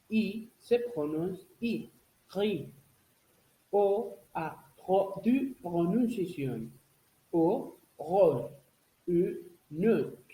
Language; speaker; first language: French; non-native, learner; Spanish